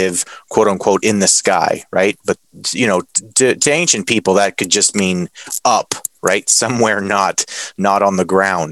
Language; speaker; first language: English; native; English